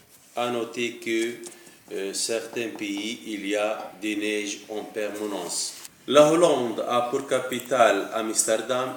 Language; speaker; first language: French; non-native, learner; Arabic